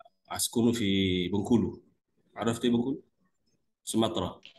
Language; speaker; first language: Arabic; non-native, learner; Indonesian